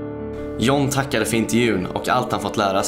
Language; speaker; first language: Swedish; native; Swedish